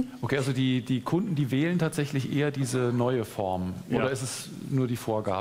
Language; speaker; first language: German; native; German